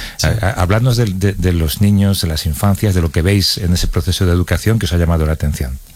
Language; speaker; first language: Spanish; native; Spanish